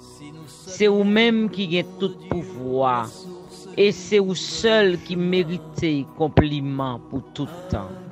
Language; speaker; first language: French; non-native, local second language; Haitian Creole